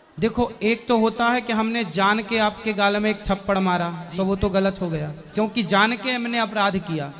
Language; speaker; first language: Hindi; native; Hindi